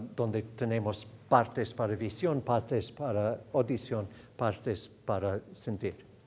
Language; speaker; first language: Spanish; non-native, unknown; English